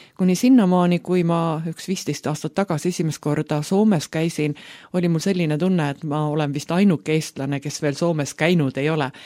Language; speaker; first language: Estonian; native; Estonian